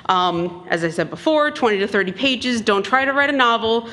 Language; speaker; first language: English; native; English